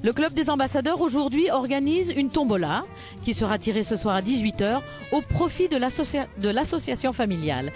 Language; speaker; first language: French; native; French